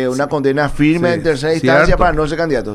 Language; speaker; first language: Spanish; native; Spanish